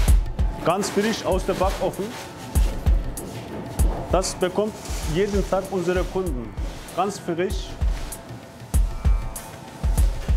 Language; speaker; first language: German; non-native, learner; Turkish